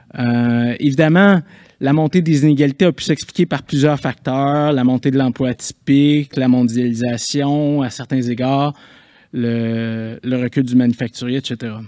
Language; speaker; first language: French; native; French